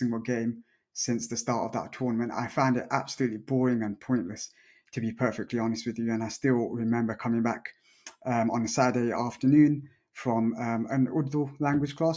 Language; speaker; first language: English; native; English